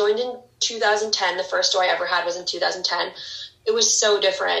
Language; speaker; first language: English; native; English